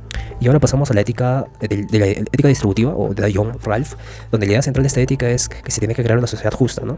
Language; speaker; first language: Spanish; native; Spanish